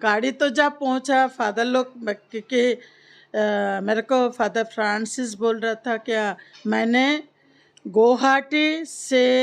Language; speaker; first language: Hindi; non-native, local second language; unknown